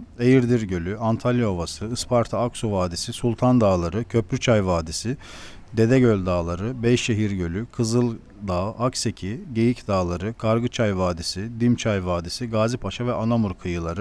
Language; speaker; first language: Turkish; native; Turkish